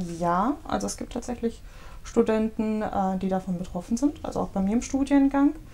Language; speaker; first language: German; early bilingual, other home language; Russian